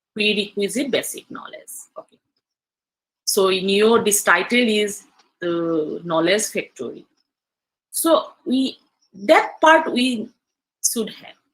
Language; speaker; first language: English; non-native, local second language; Assamese